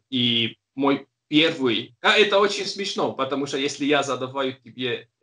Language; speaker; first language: Russian; non-native, learner; Hungarian